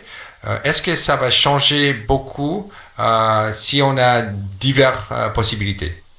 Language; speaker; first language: French; non-native, fluent; English